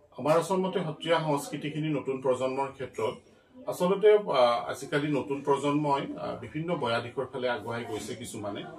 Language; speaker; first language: Assamese; native; Assamese